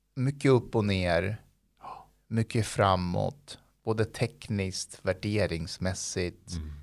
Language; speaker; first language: Swedish; early bilingual, other home language; Persian